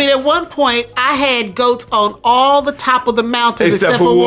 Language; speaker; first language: English; native; English